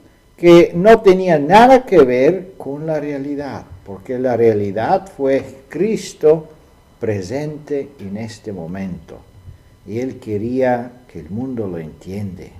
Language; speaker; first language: Spanish; non-native, fluent; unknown